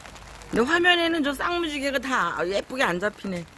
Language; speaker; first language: Korean; native; Korean